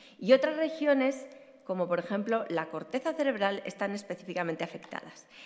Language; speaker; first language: Spanish; native; Spanish